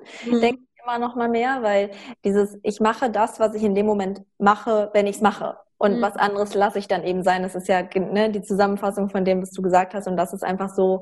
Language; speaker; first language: German; native; German